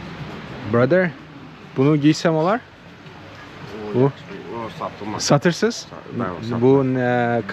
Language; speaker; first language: Turkish; non-native, fluent; Azerbaijani